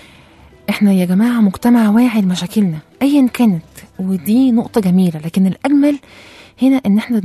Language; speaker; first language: Arabic; native; Arabic